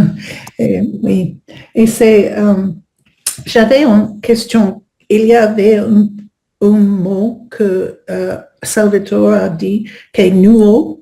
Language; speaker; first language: French; non-native, learner; Spanish